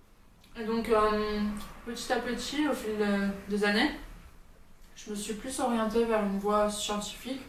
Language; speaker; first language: French; early bilingual, heritage; French